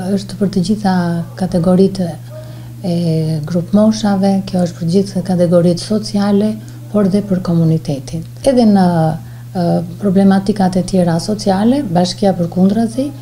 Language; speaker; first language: Albanian; native; Albanian